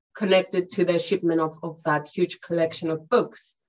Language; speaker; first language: English; non-native, fluent; Greek